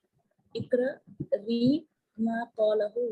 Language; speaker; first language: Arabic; non-native, learner; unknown